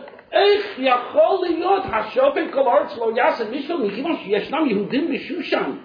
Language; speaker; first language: Hebrew; non-native, fluent; English